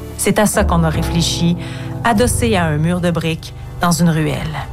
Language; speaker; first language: French; native; French